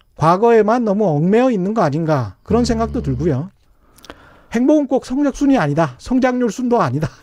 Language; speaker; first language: Korean; native; Korean